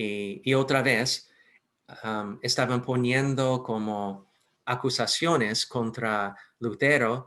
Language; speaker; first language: Spanish; non-native, fluent; English